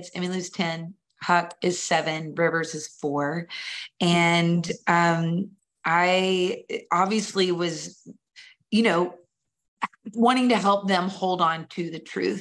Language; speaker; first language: English; native; English